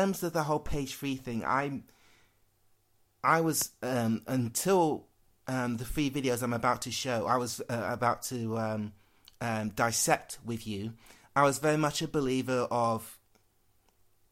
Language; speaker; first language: English; native; English